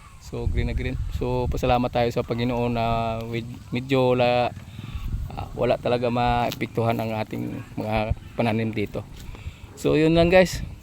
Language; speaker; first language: Filipino; non-native, local second language; Hiligaynon